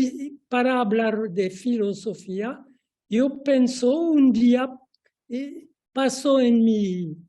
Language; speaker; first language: Spanish; non-native, fluent; French